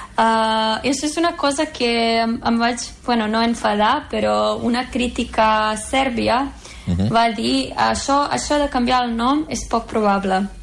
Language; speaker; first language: Catalan; non-native, fluent; Serbian